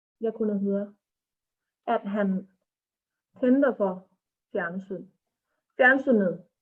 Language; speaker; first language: Danish; non-native, learner; Thai